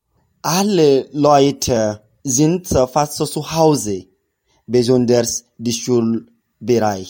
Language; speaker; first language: German; non-native, fluent; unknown